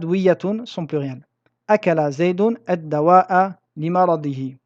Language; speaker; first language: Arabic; non-native, fluent; French